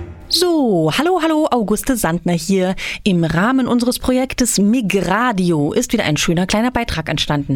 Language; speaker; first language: German; native; German